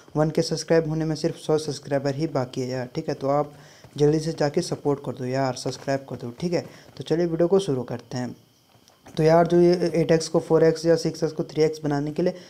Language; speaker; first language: Hindi; native; Hindi